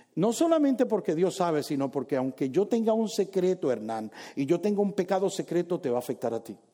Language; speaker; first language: Spanish; native; Spanish